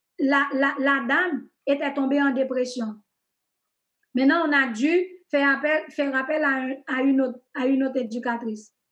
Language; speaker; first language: French; non-native, local second language; Haitian Creole